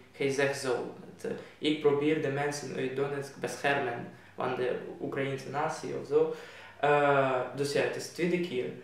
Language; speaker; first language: Dutch; non-native, learner; Russian